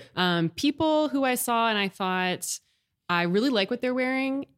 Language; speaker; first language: English; native; English